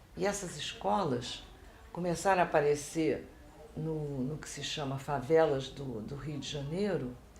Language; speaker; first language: Portuguese; native; Portuguese